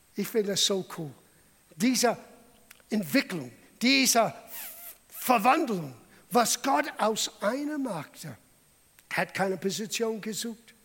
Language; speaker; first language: German; non-native, fluent; English